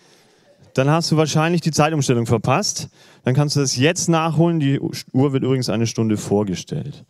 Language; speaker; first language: German; native; German